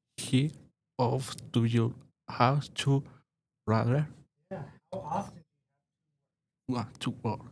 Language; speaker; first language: English; non-native, learner; Spanish